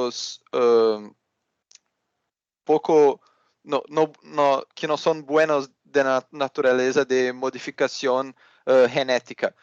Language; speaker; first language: Portuguese; non-native, learner; Spanish